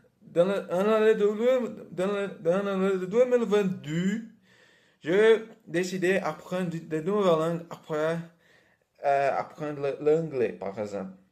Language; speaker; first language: French; non-native, learner; Portuguese